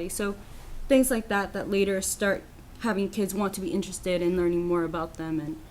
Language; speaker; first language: English; non-native, fluent; Spanish